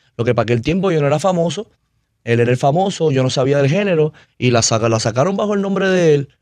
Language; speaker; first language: Spanish; native; Spanish